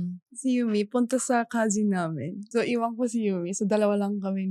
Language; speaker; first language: Filipino; non-native, learner; Japanese